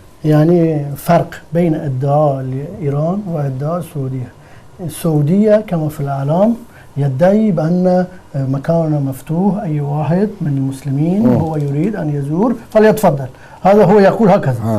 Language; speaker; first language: Arabic; non-native, fluent; Persian